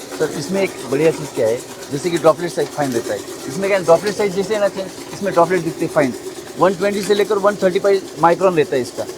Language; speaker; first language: Hindi; non-native, local second language; Marathi